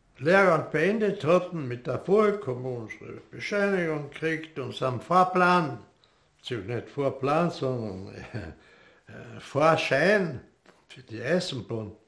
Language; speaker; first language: German; native; German